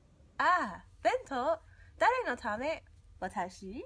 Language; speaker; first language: Japanese; non-native, learner; English